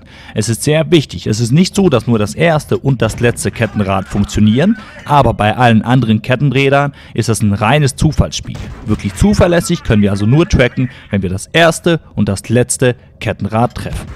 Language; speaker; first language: German; native; German